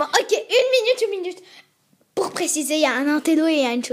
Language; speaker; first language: French; native; French